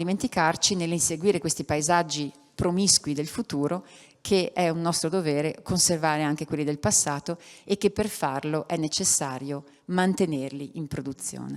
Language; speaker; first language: Italian; native; Italian